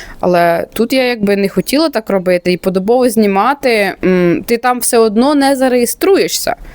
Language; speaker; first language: Ukrainian; non-native, local second language; Russian